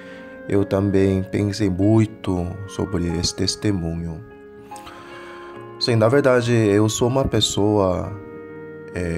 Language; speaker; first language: Portuguese; non-native, fluent; Korean